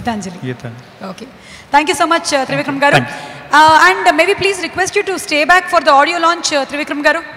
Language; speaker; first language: Telugu; native; Telugu